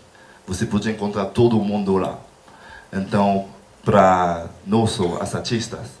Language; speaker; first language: Portuguese; non-native, learner; Haitian Creole